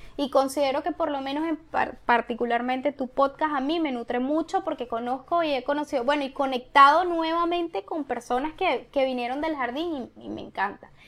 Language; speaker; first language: Spanish; native; Spanish